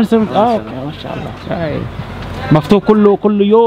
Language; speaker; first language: Arabic; non-native, learner; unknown